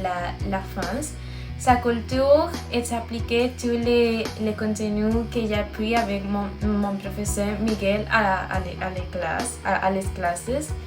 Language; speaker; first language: French; non-native, learner; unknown